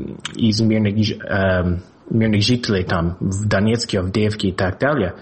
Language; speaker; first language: Russian; non-native, fluent; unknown